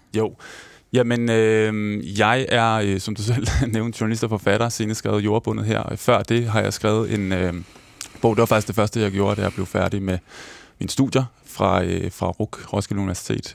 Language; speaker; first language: Danish; native; Danish